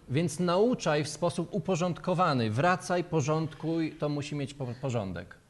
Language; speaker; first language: Polish; native; Polish